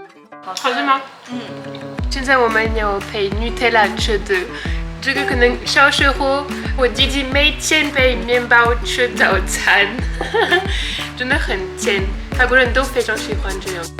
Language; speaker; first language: Chinese; non-native, fluent; French